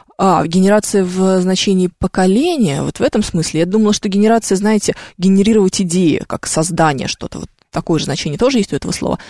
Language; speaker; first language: Russian; native; Russian